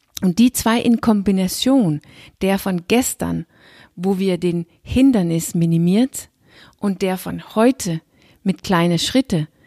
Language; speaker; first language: German; non-native, fluent; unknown